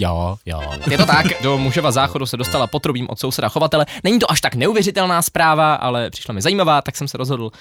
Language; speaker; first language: Czech; native; Czech